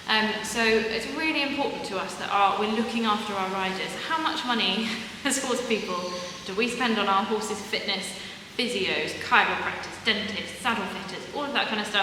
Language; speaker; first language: English; native; English